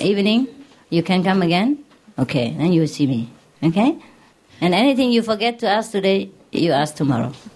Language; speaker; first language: English; non-native, fluent; Vietnamese